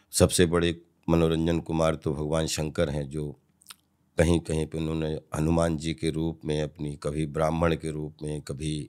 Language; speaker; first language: Hindi; native; Hindi